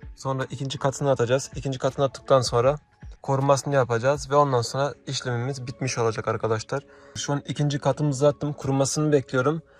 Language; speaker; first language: Turkish; early bilingual, heritage; Turkish